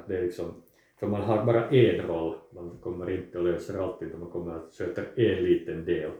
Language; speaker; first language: Swedish; native; Swedish